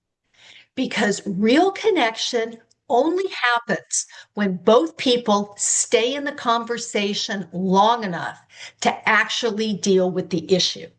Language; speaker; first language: English; native; English